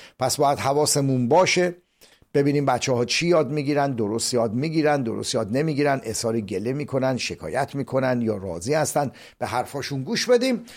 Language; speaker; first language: Persian; native; Persian